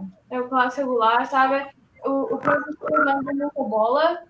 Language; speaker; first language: Portuguese; early bilingual, heritage; Portuguese